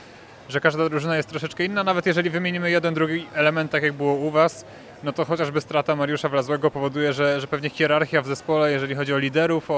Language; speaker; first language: Polish; native; Polish